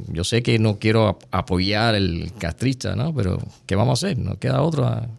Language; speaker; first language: Spanish; early bilingual, heritage; Spanish